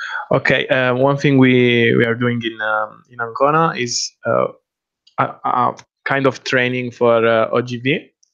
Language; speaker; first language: English; non-native, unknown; Italian